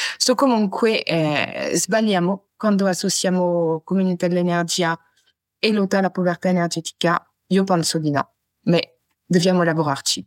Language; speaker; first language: Italian; non-native, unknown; French